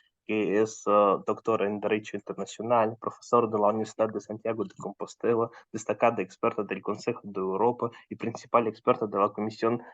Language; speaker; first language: Spanish; non-native, fluent; Russian